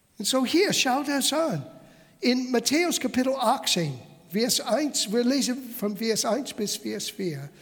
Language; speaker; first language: German; non-native, fluent; English